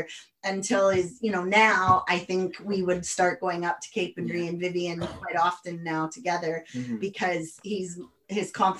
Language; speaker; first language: English; native; English